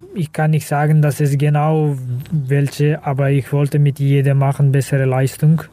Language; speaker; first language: German; non-native, learner; Kazakh